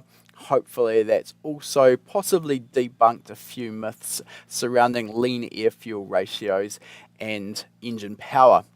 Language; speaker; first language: English; native; English